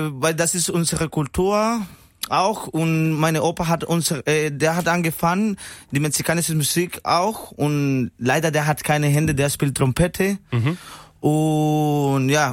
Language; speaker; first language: German; non-native, learner; Spanish